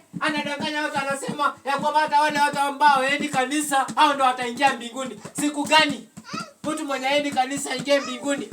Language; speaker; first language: Swahili; non-native, local second language; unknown